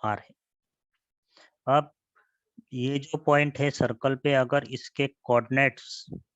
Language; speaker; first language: Hindi; non-native, local second language; Marathi